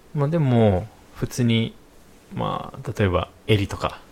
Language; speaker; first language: Japanese; non-native, fluent; Indonesian